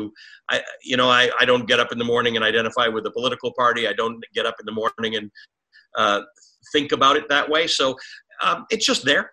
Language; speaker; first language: English; native; English